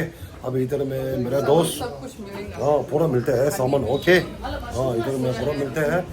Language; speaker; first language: Hindi; non-native, local second language; Tibetan